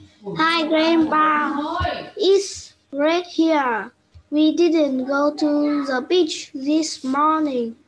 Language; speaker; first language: English; non-native, learner; Vietnamese